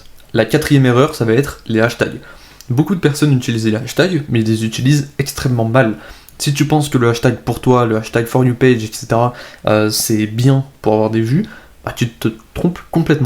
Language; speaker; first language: French; native; French